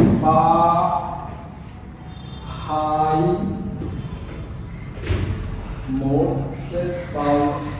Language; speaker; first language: Vietnamese; non-native, learner; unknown